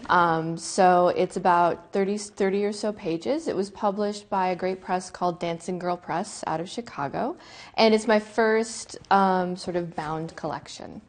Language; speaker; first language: English; native; English